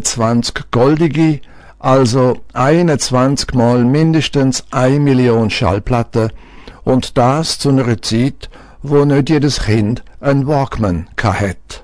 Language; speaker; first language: German; native; German